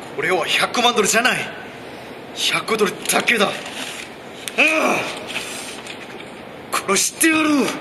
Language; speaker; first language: Japanese; non-native, learner; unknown